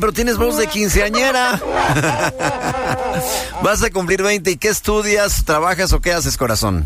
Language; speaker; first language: Spanish; native; Spanish